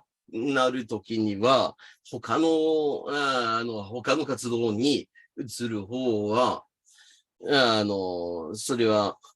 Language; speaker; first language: Japanese; non-native, fluent; English